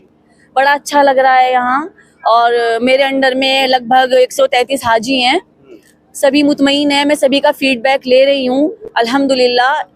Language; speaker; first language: Hindi; native; Hindi